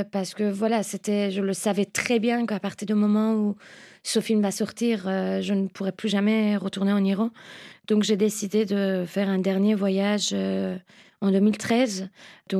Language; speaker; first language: French; non-native, fluent; Persian